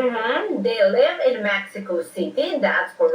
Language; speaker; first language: English; non-native, fluent; Serbian